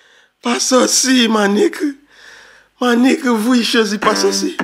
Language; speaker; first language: Russian; non-native, learner; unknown